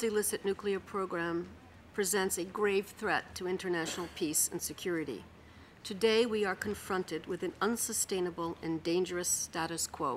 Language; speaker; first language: English; native; English